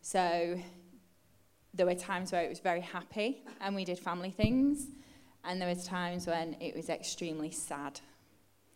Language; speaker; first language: English; native; English